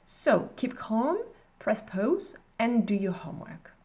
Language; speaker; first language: English; non-native, fluent; French